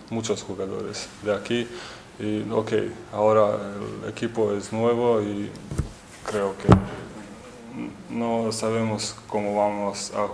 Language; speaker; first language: Spanish; non-native, learner; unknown